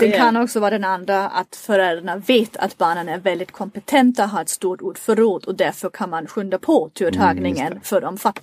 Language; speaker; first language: Swedish; non-native, fluent; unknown